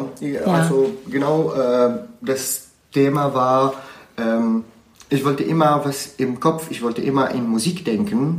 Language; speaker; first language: German; non-native, learner; Arabic